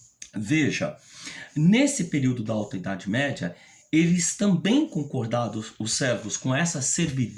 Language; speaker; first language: Portuguese; native; Portuguese